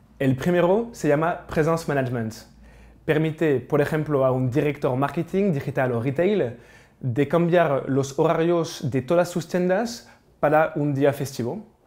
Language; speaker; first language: Spanish; non-native, fluent; French